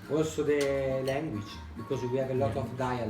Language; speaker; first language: English; non-native, learner; Italian